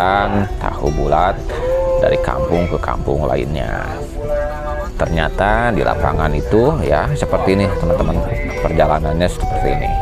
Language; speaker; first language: Indonesian; non-native, local second language; Sundanese